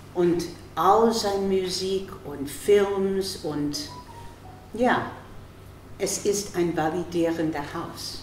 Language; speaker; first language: German; non-native, fluent; English